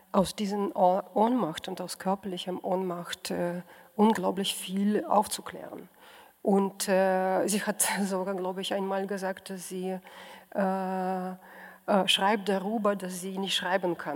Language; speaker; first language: German; non-native, fluent; Russian